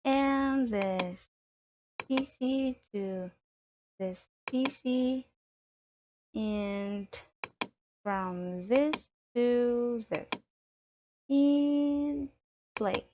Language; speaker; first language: English; non-native, learner; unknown